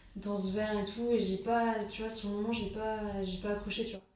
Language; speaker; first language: French; native; French